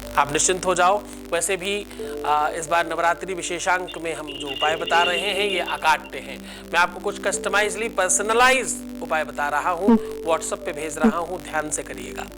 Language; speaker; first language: Hindi; native; Hindi